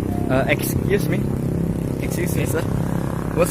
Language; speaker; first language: English; non-native, learner; Indonesian